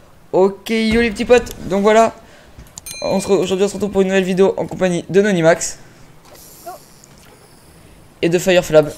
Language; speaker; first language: French; native; French